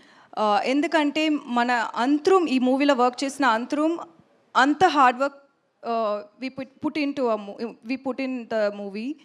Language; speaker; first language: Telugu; non-native, learner; Tamil